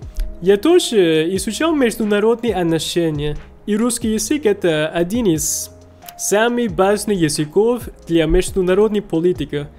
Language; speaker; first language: Russian; non-native, learner; Spanish